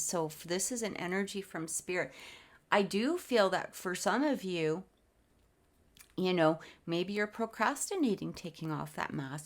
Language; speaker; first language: English; native; English